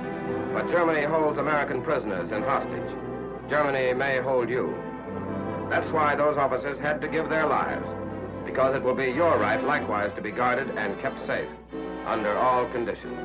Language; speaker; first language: English; native; English